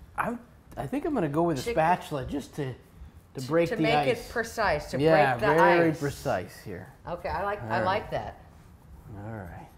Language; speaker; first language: English; native; English